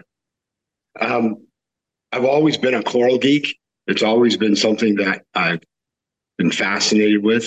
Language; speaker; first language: English; native; English